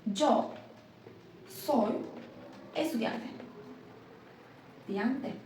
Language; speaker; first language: Spanish; non-native, learner; Turkish